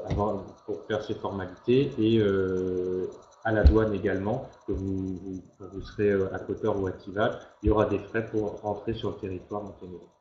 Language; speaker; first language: French; native; French